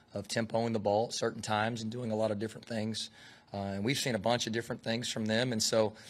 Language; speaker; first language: English; native; English